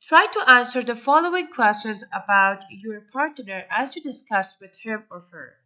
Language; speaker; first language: English; non-native, fluent; Persian